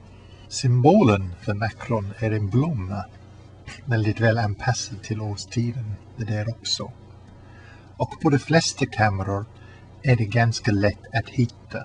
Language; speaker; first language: Swedish; non-native, learner; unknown